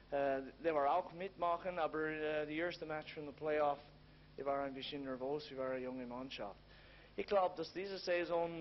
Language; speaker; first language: German; non-native, learner; English